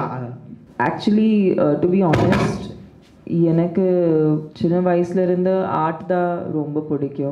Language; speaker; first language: Tamil; non-native, fluent; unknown